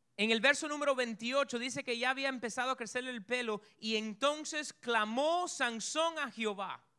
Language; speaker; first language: Spanish; early bilingual, heritage; Spanish